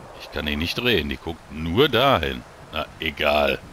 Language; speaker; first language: German; native; German